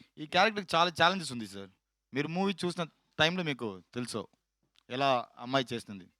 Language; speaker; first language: Telugu; non-native, learner; Tamil